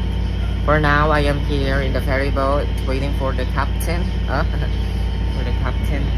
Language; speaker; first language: English; non-native, local second language; Cebuano